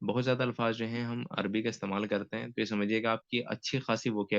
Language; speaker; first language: Hindi; native; Hindi